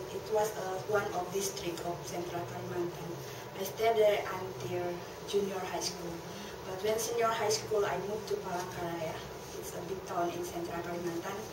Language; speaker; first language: English; non-native, learner; Indonesian